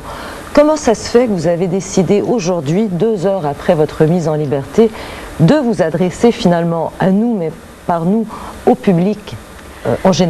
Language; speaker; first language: French; native; French